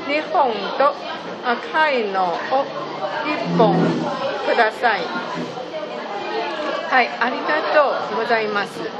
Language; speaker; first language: Japanese; non-native, learner; Chinese